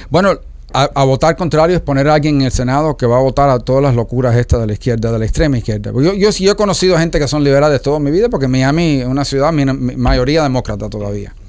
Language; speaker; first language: Spanish; early bilingual, heritage; Spanish